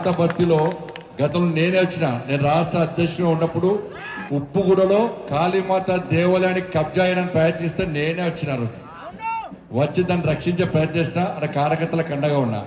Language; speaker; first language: Telugu; native; Telugu